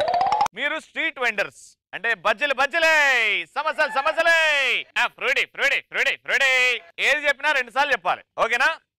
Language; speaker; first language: Telugu; native; Telugu